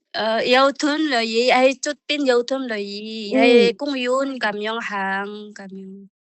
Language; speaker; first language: Chinese; non-native, learner; Indonesian